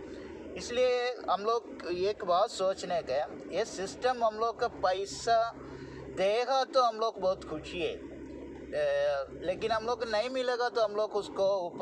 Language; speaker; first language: Hindi; non-native, local second language; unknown